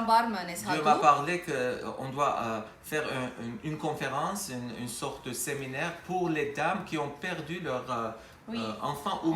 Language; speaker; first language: French; non-native, fluent; Armenian